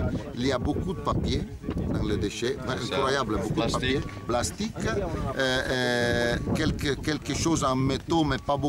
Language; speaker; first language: French; non-native, learner; Italian